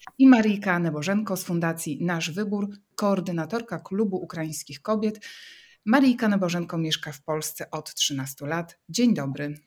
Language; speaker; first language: Polish; native; Polish